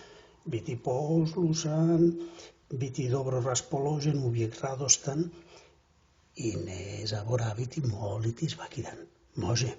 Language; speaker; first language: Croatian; non-native, fluent; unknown